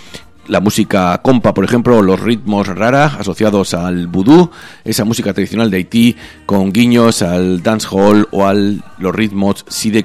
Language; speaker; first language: Spanish; native; Spanish